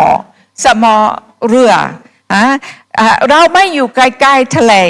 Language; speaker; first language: Thai; non-native, fluent; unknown